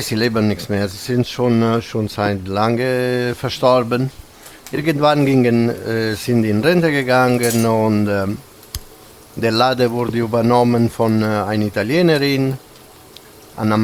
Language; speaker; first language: German; non-native, fluent; Italian